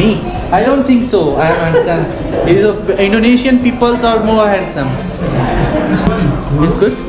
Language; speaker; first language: English; non-native, learner; Hindi